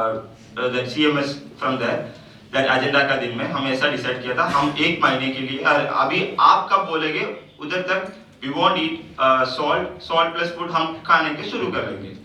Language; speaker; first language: Hindi; non-native, local second language; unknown